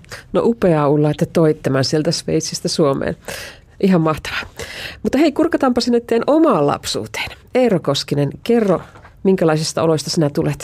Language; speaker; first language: Finnish; native; Finnish